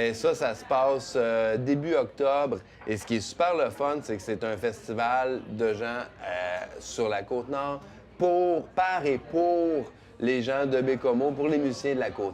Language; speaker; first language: French; native; French